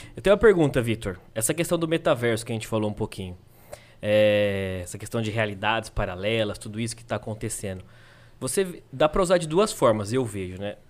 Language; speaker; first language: Portuguese; native; Portuguese